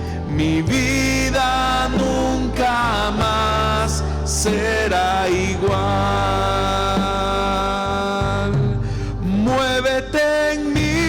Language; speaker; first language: Spanish; native; Spanish